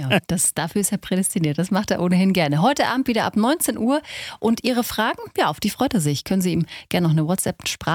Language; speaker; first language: German; native; German